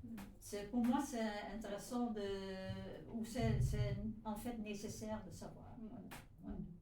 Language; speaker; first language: French; non-native, fluent; Dutch